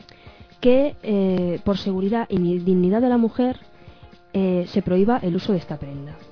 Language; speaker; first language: Spanish; native; Spanish